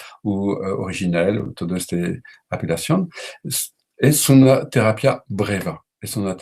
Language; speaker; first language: Spanish; non-native, learner; French